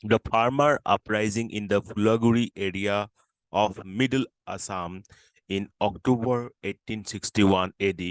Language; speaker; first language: English; non-native, local second language; Assamese